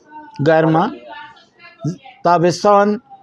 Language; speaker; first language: Persian; non-native, fluent; Urdu